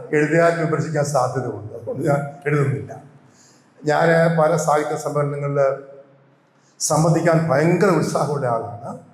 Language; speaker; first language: Malayalam; native; Malayalam